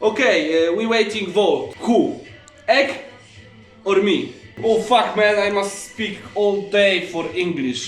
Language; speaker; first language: English; non-native, learner; Polish